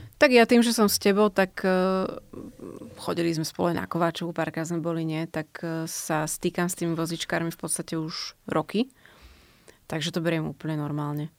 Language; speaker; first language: Slovak; native; Slovak